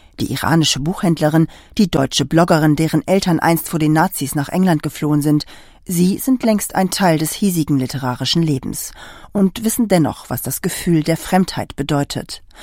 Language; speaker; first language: German; native; German